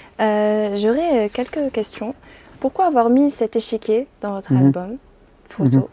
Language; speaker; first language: French; native; French